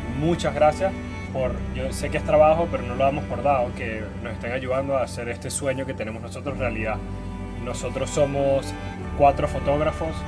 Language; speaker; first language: Spanish; native; Spanish